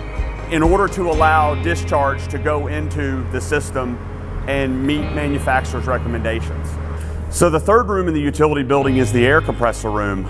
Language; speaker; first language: English; native; English